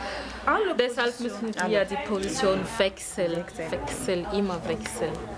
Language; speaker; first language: German; non-native, learner; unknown